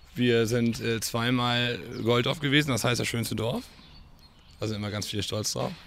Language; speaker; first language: German; native; German